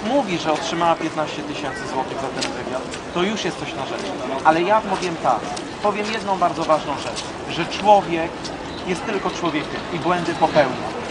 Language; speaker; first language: Polish; native; Polish